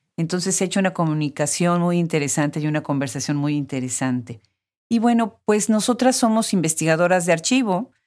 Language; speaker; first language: Spanish; native; Spanish